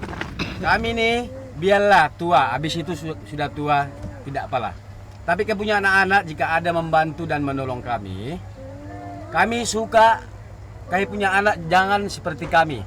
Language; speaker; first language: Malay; non-native, local second language; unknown